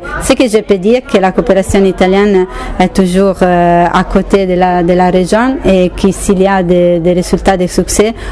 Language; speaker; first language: French; non-native, fluent; Italian